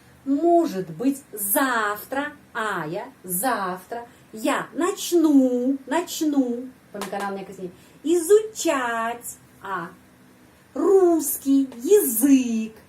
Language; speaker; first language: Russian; non-native, fluent; Indonesian